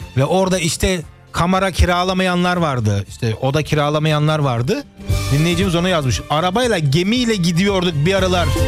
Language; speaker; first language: Turkish; early bilingual, heritage; Turkish